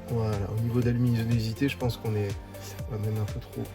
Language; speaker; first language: French; native; French